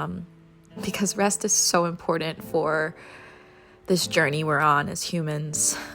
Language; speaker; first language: English; native; English